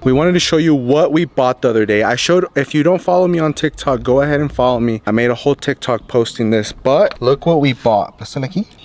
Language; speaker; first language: English; early bilingual, other home language; Spanish